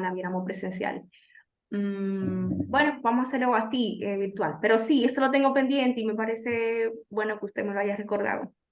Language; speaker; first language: Spanish; native; Spanish